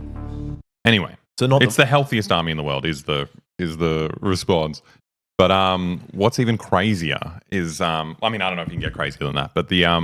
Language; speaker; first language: English; native; English